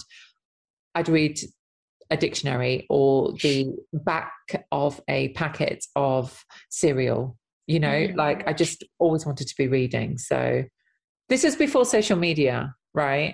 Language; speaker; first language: English; native; English